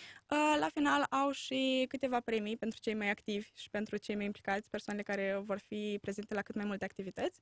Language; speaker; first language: Romanian; native; Romanian